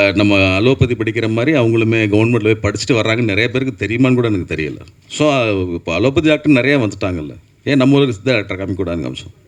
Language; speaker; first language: Tamil; native; Tamil